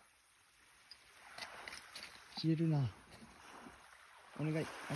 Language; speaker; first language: Japanese; native; Japanese